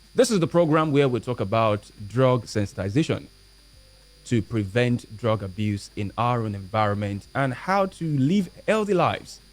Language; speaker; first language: English; non-native, local second language; Yoruba